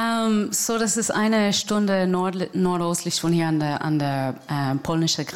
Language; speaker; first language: German; non-native, fluent; English